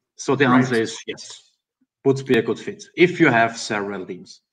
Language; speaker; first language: English; non-native, fluent; German